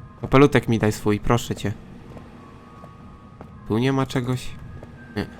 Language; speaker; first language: Polish; native; Polish